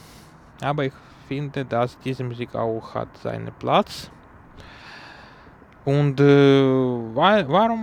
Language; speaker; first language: German; non-native, learner; Ukrainian